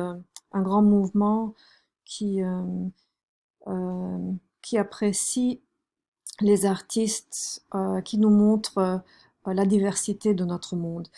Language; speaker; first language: French; non-native, fluent; German